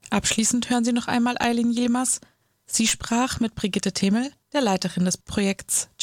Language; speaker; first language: German; native; German